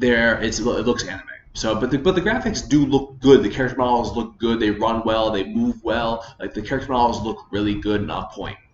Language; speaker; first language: English; native; English